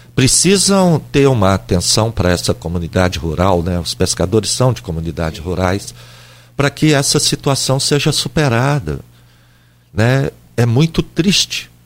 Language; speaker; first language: Portuguese; native; Portuguese